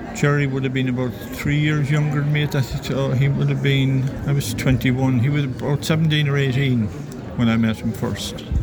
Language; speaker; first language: English; native; English